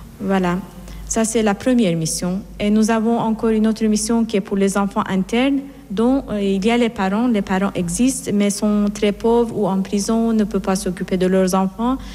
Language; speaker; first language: French; non-native, fluent; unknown